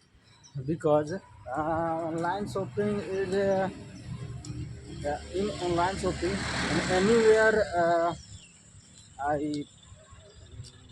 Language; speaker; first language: English; non-native, learner; Hindi